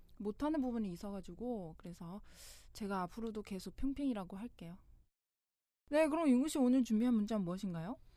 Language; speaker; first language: Korean; non-native, fluent; Chinese